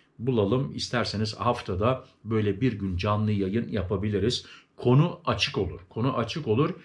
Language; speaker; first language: Turkish; early bilingual, heritage; Turkish